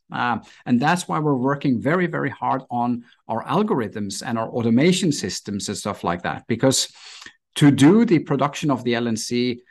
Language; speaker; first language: English; non-native, fluent; Norwegian